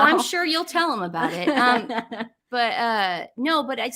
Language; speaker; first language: English; native; English